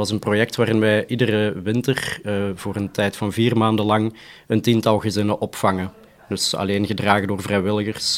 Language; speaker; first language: Dutch; native; Dutch